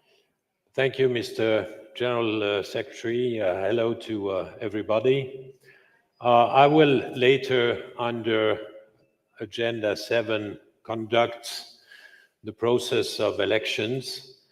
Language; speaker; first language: English; non-native, fluent; French